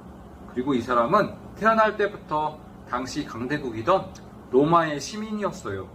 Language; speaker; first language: Korean; native; Korean